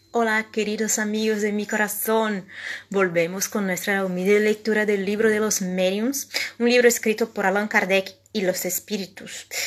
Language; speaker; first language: Spanish; non-native, fluent; Portuguese